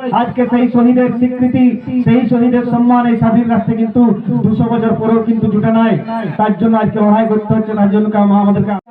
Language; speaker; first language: Bangla; native; Bangla